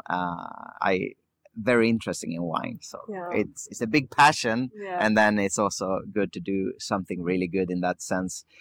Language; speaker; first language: English; early bilingual, other home language; Swedish